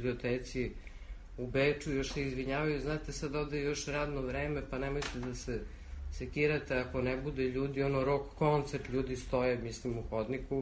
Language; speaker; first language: Serbian; native; Serbian